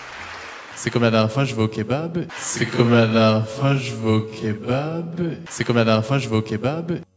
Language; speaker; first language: French; native; French